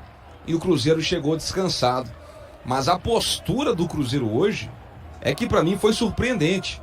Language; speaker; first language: Portuguese; native; Portuguese